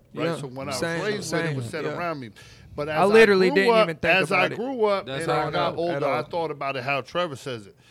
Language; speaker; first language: English; native; English